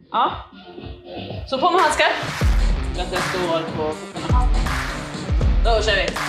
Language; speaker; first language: Swedish; native; Swedish